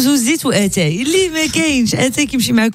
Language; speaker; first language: Arabic; native; Arabic